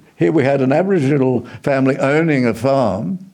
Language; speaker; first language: English; early bilingual, other home language; Indonesian